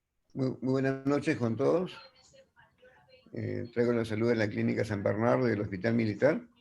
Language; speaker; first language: Spanish; native; Spanish